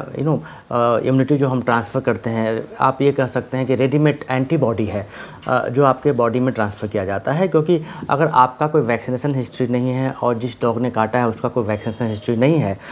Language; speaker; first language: Hindi; native; Hindi